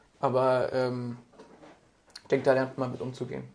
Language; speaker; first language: German; native; German